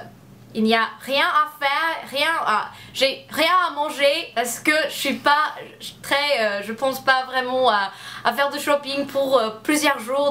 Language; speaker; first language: French; non-native, learner; English